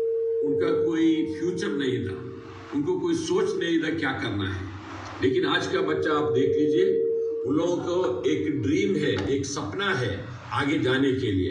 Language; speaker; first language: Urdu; non-native, local second language; Malayalam